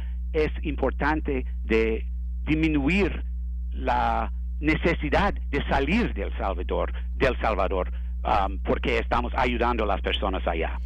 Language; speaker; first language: Spanish; non-native, learner; English